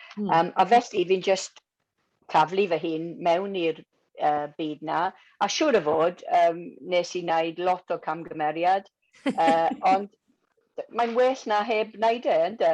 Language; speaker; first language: Welsh; non-native, local second language; English